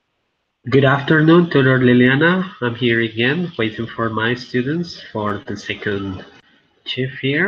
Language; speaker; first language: English; non-native, fluent; Spanish